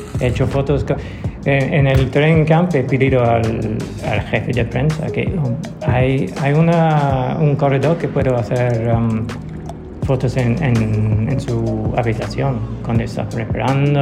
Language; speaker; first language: Spanish; non-native, learner; English